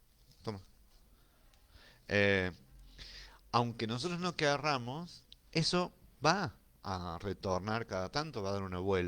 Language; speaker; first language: Spanish; native; Spanish